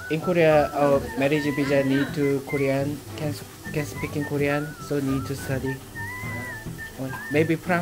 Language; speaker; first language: English; non-native, learner; Korean